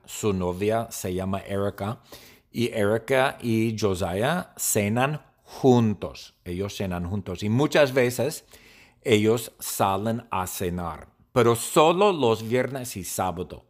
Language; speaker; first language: Spanish; non-native, learner; English